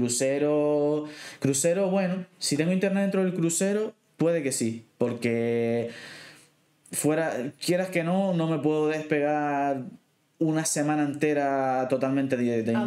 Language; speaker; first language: Spanish; native; Spanish